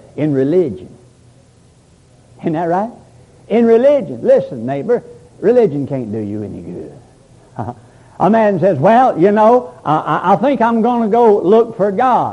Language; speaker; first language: English; native; English